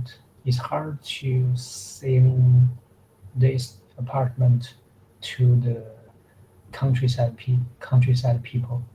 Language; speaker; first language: English; non-native, learner; Chinese